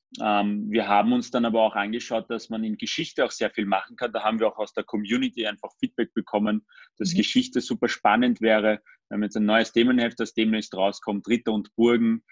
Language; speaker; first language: German; early bilingual, other home language; Armenian